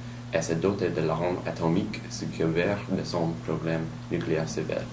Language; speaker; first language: French; non-native, learner; English